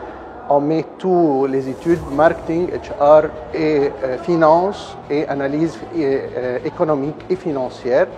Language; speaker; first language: French; non-native, fluent; Arabic